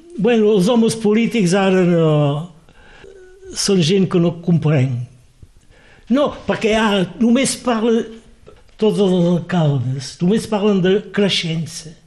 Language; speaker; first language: Catalan; native; Catalan